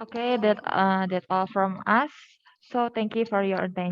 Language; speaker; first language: English; non-native, learner; Indonesian